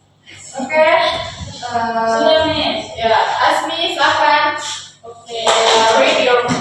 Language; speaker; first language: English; non-native, learner; Indonesian